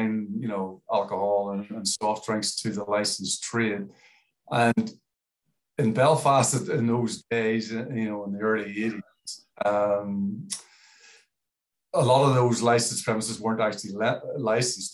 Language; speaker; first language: English; native; English